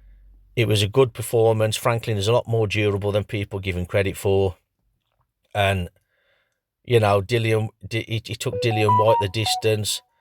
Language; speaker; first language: English; native; English